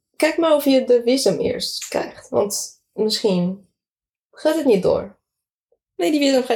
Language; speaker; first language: Dutch; non-native, fluent; Arabic